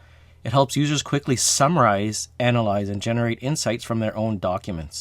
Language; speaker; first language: English; native; English